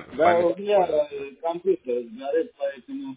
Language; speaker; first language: Russian; non-native, local second language; Armenian